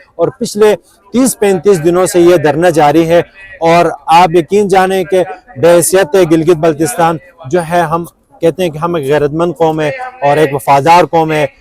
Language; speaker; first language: Urdu; non-native, local second language; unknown